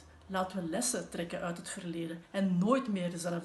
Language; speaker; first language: Dutch; native; Dutch